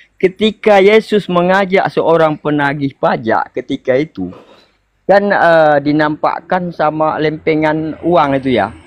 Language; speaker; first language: Indonesian; non-native, local second language; Achinese